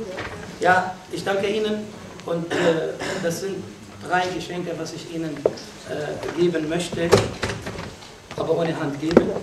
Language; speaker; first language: German; non-native, fluent; Arabic